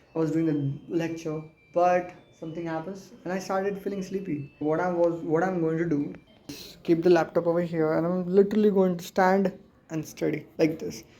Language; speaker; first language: English; non-native, local second language; Marathi